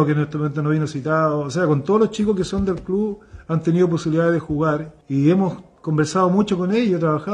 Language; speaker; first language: Spanish; native; Spanish